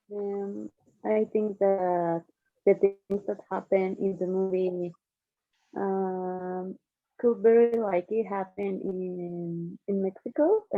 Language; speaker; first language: English; non-native, learner; Spanish